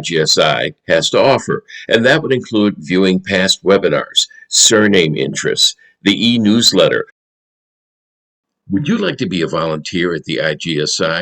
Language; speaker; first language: English; native; English